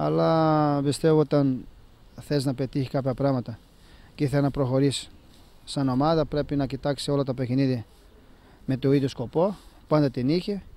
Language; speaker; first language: Greek; non-native, fluent; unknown